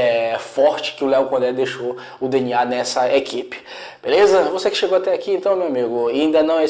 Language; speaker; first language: Portuguese; native; Portuguese